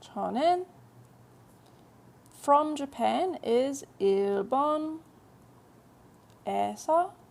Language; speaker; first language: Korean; non-native, fluent; English